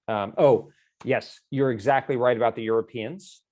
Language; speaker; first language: English; native; English